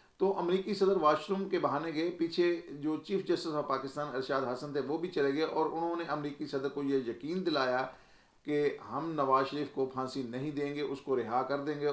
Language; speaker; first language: Urdu; non-native, local second language; Punjabi